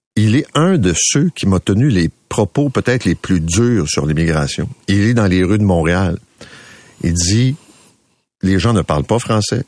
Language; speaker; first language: French; native; French